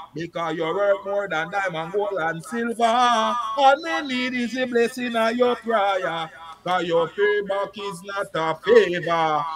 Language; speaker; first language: English; non-native, local second language; Jamaican Creole English